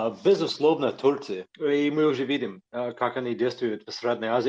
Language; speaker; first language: Russian; non-native, fluent; English